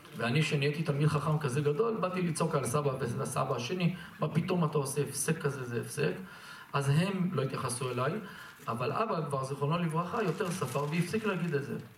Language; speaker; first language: Hebrew; native; Hebrew